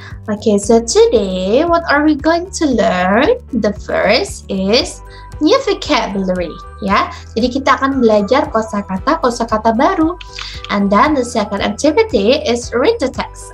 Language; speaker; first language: English; non-native, fluent; Indonesian